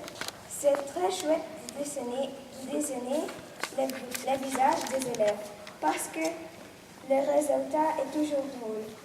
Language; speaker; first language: French; non-native, local second language; Dutch